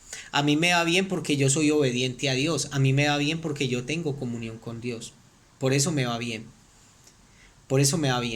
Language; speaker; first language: Spanish; native; Spanish